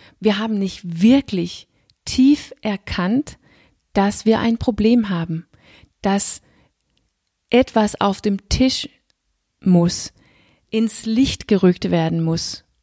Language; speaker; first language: German; non-native, fluent; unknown